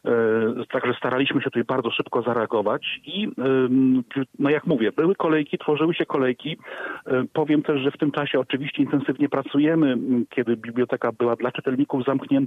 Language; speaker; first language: Polish; native; Polish